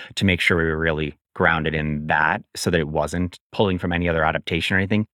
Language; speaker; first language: English; native; English